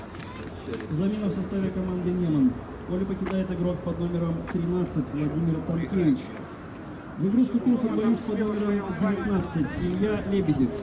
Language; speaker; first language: Russian; native; Russian